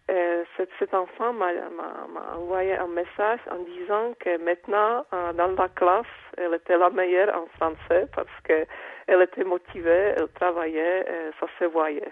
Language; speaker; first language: French; non-native, fluent; Czech